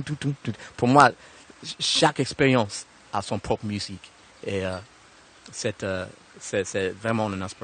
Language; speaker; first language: French; non-native, learner; English